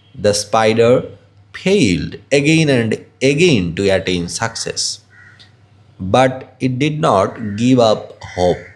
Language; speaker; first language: English; non-native, local second language; Bangla